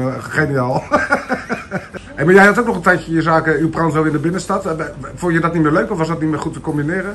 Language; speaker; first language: Dutch; native; Dutch